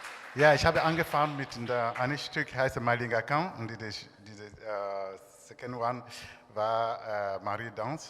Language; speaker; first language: German; non-native, learner; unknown